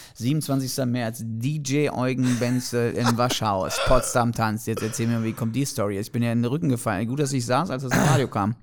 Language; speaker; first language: German; native; German